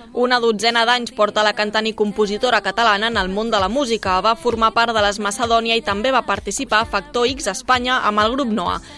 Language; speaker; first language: Catalan; native; Catalan